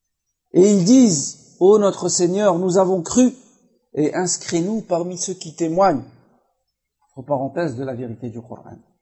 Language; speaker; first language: French; native; French